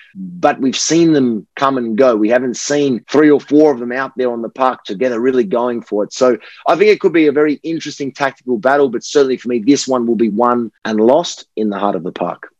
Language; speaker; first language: English; native; English